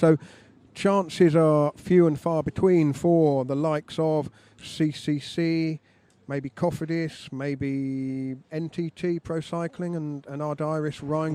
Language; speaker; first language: English; native; English